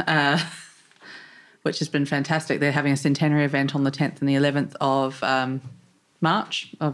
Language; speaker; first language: English; native; English